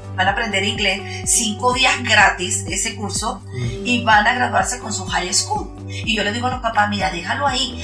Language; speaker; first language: Spanish; native; Spanish